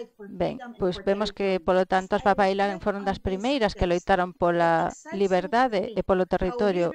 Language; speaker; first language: Galician; non-native, fluent; Filipino